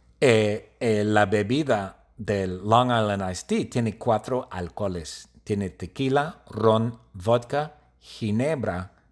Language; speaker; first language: Spanish; non-native, learner; English